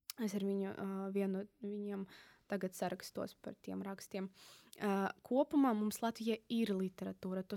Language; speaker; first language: Latvian; non-native, local second language; Russian